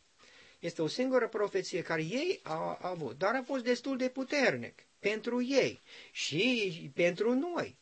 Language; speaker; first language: Romanian; non-native, learner; English